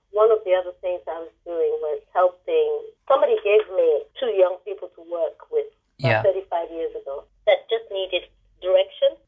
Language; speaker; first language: English; non-native, local second language; Igbo